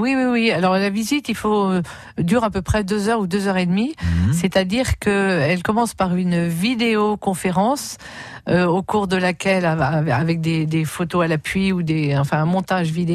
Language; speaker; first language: French; native; French